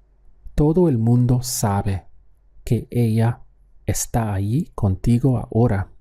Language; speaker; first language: Spanish; non-native, fluent; English